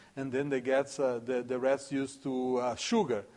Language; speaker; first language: English; non-native, fluent; Portuguese